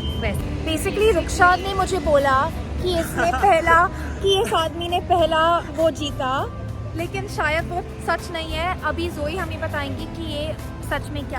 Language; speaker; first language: Hindi; non-native, local second language; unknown